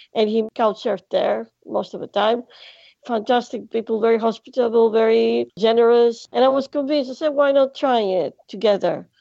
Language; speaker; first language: English; non-native, fluent; Greek